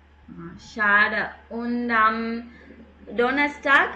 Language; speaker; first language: German; non-native, fluent; Tamil